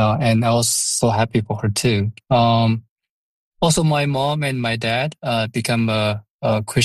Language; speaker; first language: English; non-native, fluent; Chinese